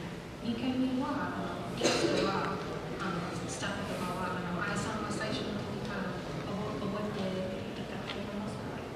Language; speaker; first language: Japanese; non-native, fluent; English